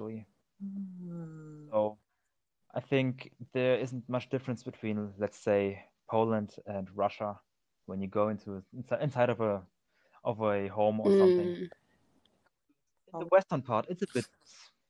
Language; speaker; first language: English; non-native, fluent; German